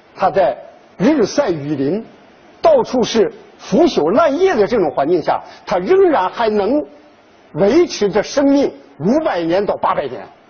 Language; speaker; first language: Chinese; native; Chinese